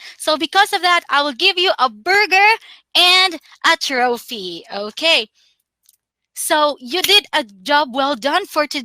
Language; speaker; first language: English; non-native, local second language; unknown